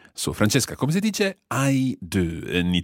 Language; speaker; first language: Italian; non-native, fluent; English